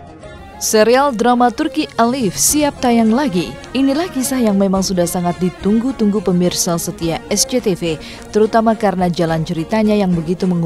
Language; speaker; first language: Indonesian; native; Indonesian